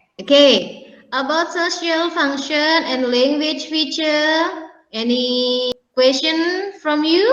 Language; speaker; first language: English; non-native, learner; Indonesian